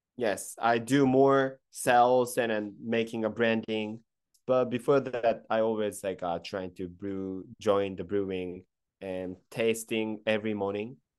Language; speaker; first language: English; non-native, fluent; Japanese